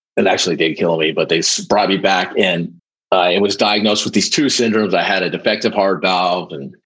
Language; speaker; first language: English; early bilingual, other home language; Polish